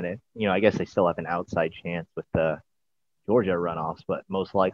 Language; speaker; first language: English; native; English